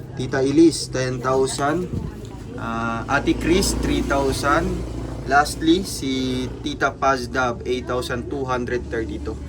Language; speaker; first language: Filipino; non-native, local second language; Cebuano